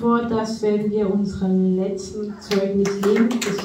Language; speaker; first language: German; non-native, fluent; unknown